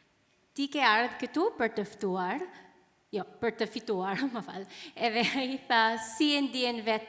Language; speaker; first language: Albanian; early bilingual, heritage; Albanian